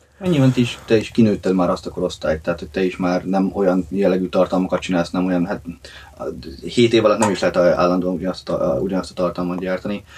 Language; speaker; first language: Hungarian; native; Hungarian